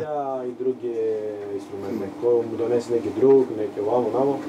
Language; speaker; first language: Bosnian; non-native, learner; Greek